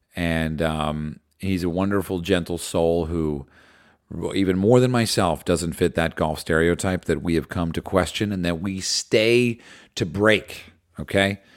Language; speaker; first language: English; native; English